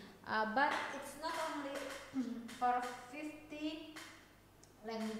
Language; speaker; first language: English; non-native, learner; Indonesian